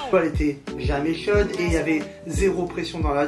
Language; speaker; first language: French; native; French